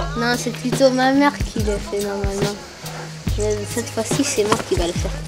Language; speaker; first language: French; early bilingual, heritage; English